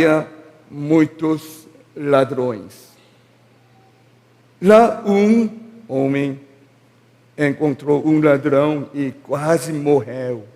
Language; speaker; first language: Portuguese; non-native, learner; Korean